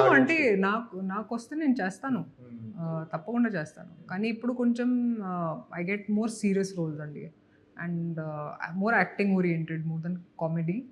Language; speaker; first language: Telugu; non-native, fluent; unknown